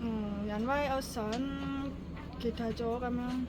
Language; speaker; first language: Cantonese; non-native, learner; Indonesian